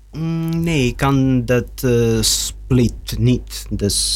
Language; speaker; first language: Dutch; non-native, learner; Russian